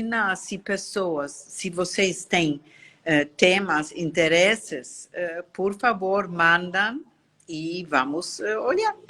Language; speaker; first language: Portuguese; non-native, learner; German